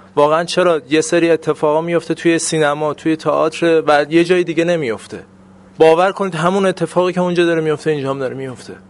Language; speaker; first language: Persian; native; Persian